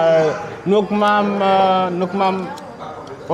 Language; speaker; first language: Vietnamese; non-native, fluent; Portuguese